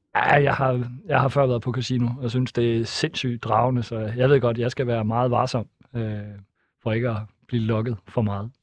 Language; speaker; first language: Danish; native; Danish